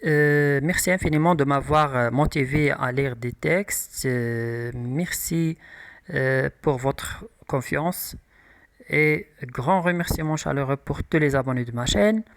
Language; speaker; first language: French; non-native, local second language; Arabic